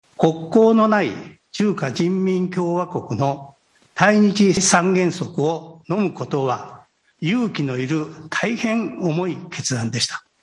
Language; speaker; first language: Japanese; native; Japanese